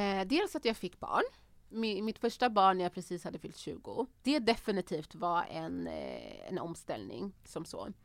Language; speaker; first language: Swedish; early bilingual, other home language; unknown